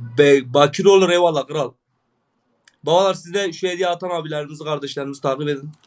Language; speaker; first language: Turkish; native; Turkish